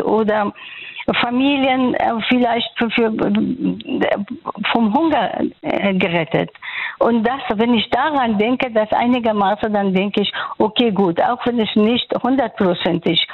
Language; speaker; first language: German; non-native, fluent; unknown